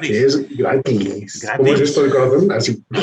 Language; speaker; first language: Spanish; native; Spanish